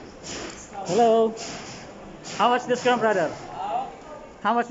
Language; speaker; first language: English; non-native, learner; Filipino